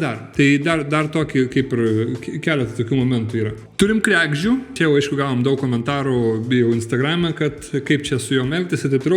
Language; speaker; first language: Lithuanian; native; Lithuanian